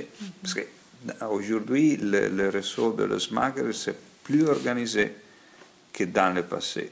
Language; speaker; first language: French; non-native, fluent; Italian